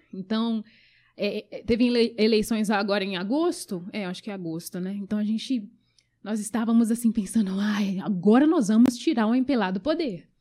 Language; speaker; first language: Portuguese; early bilingual, other home language; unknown